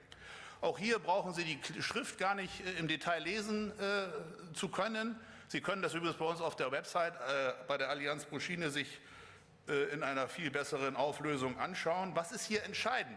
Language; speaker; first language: German; native; German